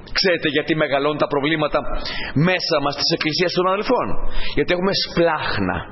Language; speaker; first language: Greek; native; Greek